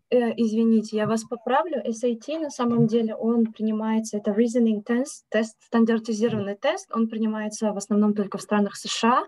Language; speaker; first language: Russian; native; Russian